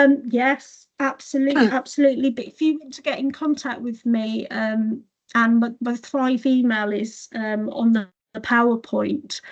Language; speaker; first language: English; native; English